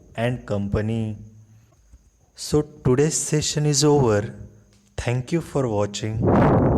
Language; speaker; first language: English; non-native, local second language; Marathi